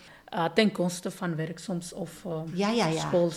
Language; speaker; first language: Dutch; non-native, fluent; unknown